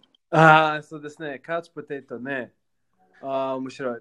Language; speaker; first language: Japanese; non-native, learner; English